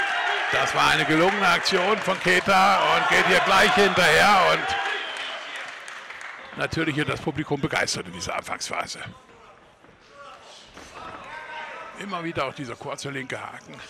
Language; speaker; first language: German; native; German